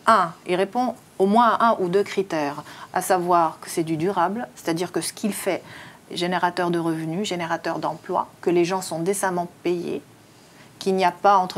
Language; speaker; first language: French; native; French